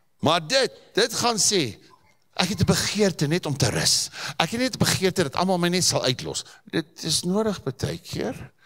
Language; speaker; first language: Afrikaans; native; Afrikaans